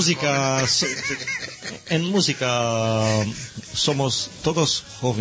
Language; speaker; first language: Spanish; non-native, learner; Italian